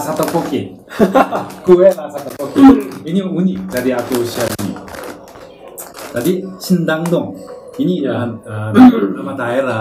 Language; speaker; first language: Indonesian; non-native, learner; Korean